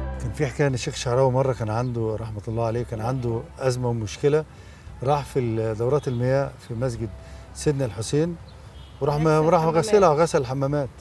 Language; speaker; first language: Arabic; native; Arabic